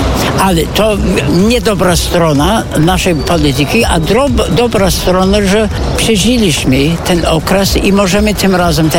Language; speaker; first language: Polish; non-native, fluent; English